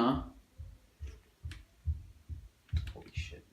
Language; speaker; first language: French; non-native, local second language; English